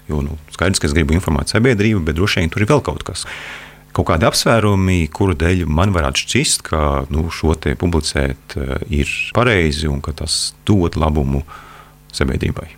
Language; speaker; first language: Latvian; native; Latvian